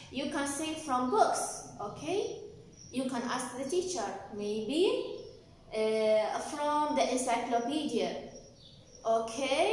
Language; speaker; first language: English; non-native, fluent; Arabic